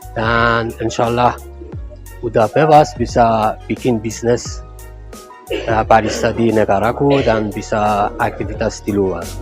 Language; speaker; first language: Indonesian; non-native, learner; Persian